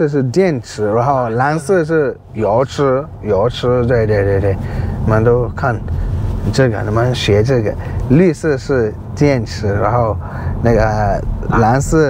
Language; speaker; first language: Chinese; non-native, learner; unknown